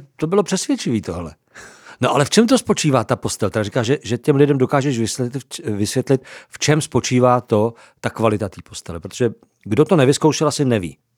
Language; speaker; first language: Czech; native; Czech